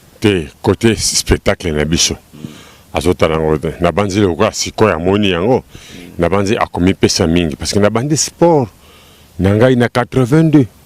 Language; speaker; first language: Lingala; native; Lingala